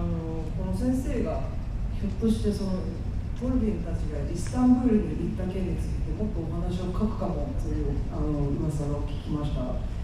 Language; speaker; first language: Japanese; native; Japanese